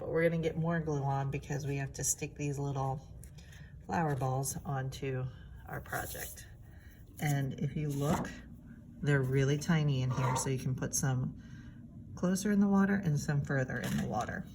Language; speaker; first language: English; native; English